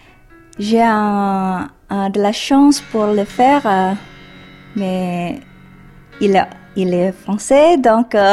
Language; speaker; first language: French; non-native, learner; Indonesian